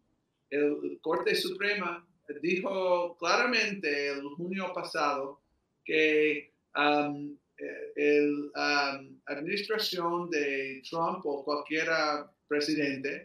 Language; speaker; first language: Spanish; early bilingual, heritage; English